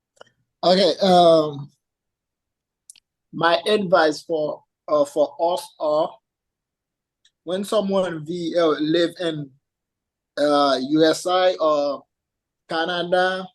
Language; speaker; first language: English; non-native, learner; Haitian Creole